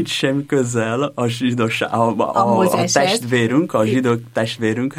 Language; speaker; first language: Hungarian; non-native, learner; Portuguese